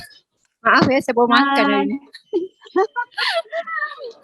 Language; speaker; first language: Malay; native; Malay